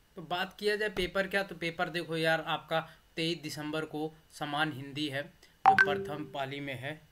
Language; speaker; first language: Hindi; native; Hindi